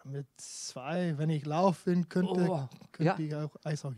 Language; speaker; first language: German; non-native, fluent; English